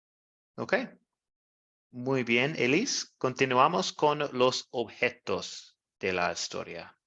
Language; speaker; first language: Spanish; non-native, fluent; English